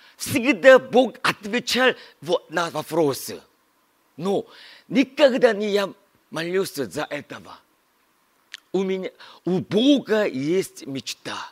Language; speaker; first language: Russian; non-native, learner; Korean